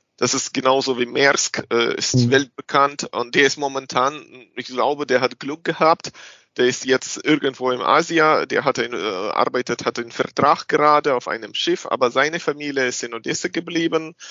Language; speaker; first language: German; non-native, learner; Russian